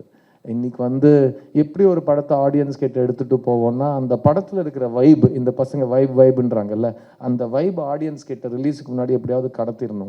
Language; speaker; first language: Tamil; native; Tamil